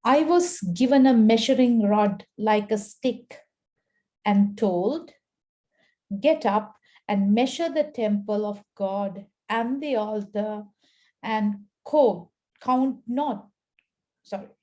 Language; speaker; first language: English; non-native, local second language; Sinhala